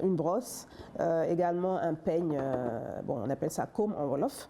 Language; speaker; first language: French; non-native, local second language; Wolof